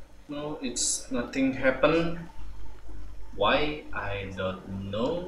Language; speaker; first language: English; non-native, learner; Indonesian